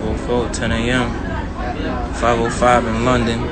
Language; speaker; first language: English; native; English